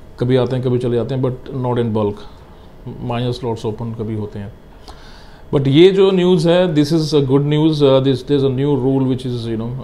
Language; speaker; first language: Hindi; non-native, local second language; Punjabi